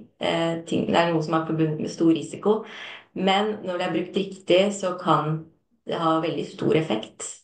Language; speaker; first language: Norwegian; non-native, fluent; Turkish